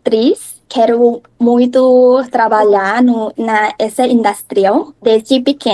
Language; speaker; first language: Portuguese; non-native, learner; Thai